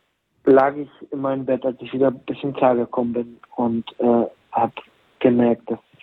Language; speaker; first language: German; native; German